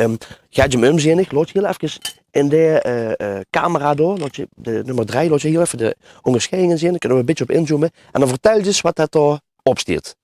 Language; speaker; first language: Dutch; native; Dutch